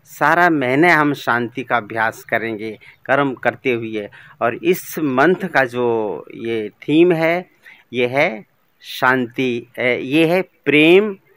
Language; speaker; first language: Hindi; native; Hindi